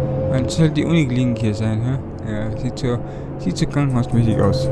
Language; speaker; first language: German; native; German